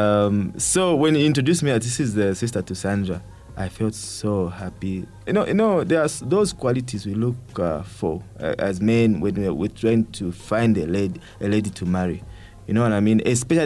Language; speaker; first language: English; non-native, local second language; Bemba